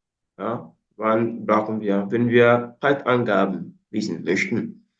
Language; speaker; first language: German; non-native, fluent; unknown